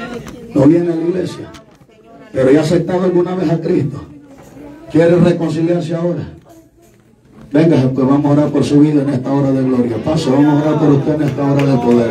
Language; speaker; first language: Spanish; native; Spanish